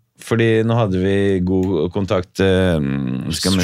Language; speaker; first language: Norwegian; native; Norwegian